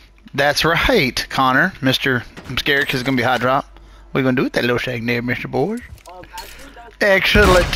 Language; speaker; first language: English; native; English